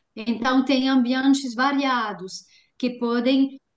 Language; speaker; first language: Portuguese; non-native, fluent; French